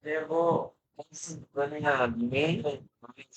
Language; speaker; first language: Italian; non-native, learner; Bangla